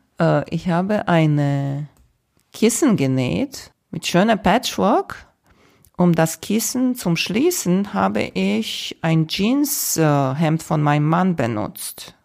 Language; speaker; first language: German; non-native, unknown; Romanian